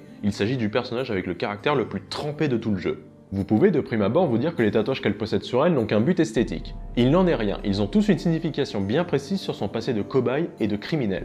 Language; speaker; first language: French; native; French